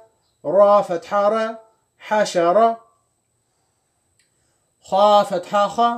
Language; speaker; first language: Arabic; non-native, fluent; Amharic